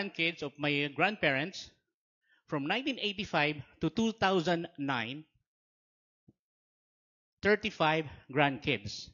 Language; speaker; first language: English; non-native, local second language; Filipino